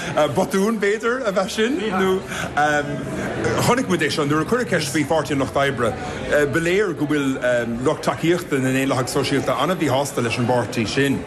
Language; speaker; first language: Irish; native; Irish